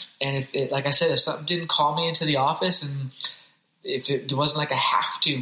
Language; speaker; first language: English; native; English